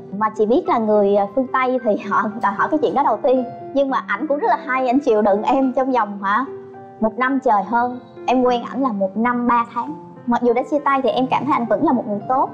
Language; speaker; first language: Vietnamese; native; Vietnamese